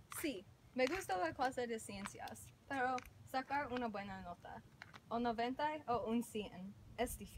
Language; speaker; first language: Spanish; non-native, learner; English